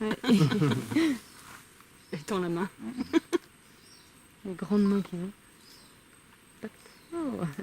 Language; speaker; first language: French; native; French